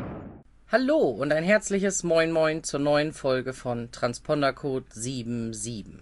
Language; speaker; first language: German; native; German